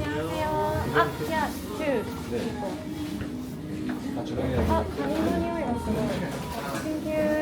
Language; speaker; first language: Japanese; native; Japanese